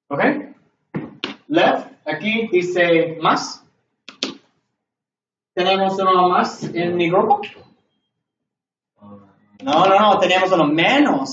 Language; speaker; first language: Spanish; non-native, learner; English